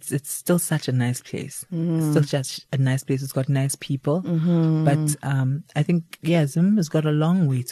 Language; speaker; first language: English; non-native, local second language; Zulu